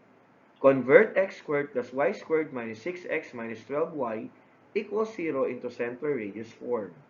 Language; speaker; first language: English; non-native, local second language; Filipino